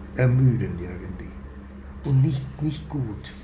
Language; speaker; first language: German; non-native, fluent; Spanish